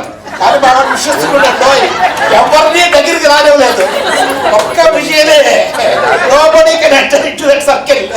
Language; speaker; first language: Telugu; native; Telugu